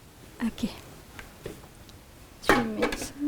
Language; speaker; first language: French; non-native, learner; Malay